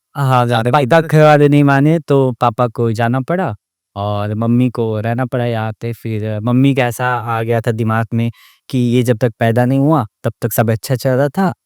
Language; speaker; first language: Hindi; non-native, local second language; Odia